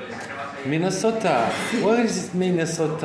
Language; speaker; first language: English; non-native, learner; French